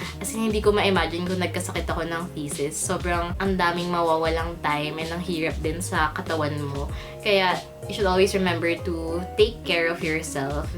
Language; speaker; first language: Filipino; native; Filipino